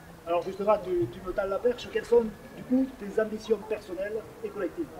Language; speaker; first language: French; native; French